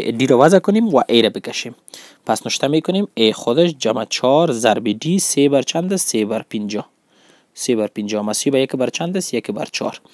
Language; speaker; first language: Persian; non-native, local second language; Pashto